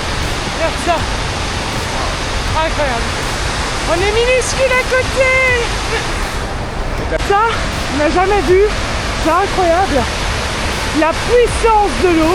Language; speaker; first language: French; native; French